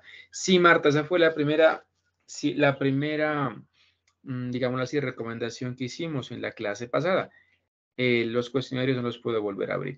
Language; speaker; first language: Spanish; native; Spanish